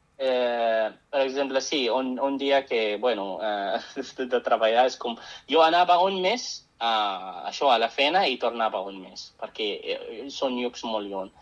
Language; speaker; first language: Catalan; non-native, fluent; Arabic